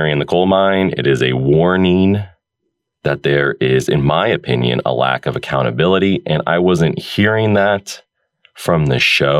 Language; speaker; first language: English; native; English